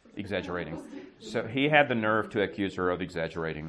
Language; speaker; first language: English; non-native, fluent; Czech